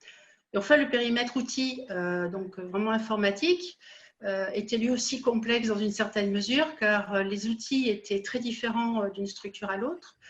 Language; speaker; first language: French; native; French